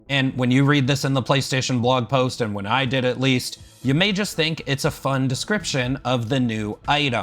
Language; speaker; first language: English; native; English